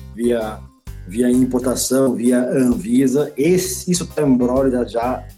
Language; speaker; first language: Portuguese; native; Portuguese